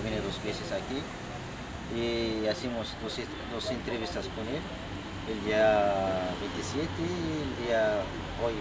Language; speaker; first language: Spanish; non-native, learner; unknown